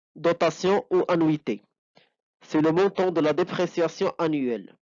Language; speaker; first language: French; non-native, local second language; Arabic